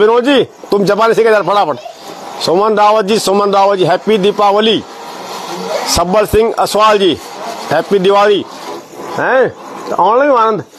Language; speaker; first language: Hindi; non-native, local second language; Garhwali